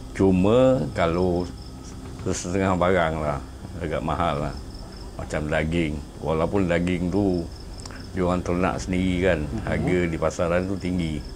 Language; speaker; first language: Malay; native; Malay